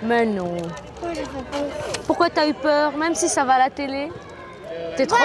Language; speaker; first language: French; early bilingual, other home language; Arabic